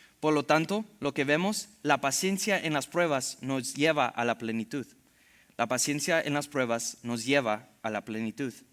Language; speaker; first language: Spanish; early bilingual, heritage; Spanish